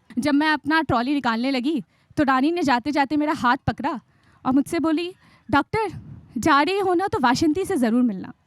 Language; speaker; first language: Hindi; native; Hindi